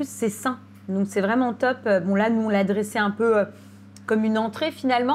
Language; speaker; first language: French; native; French